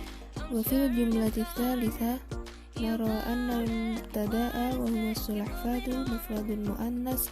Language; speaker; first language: Arabic; non-native, learner; Indonesian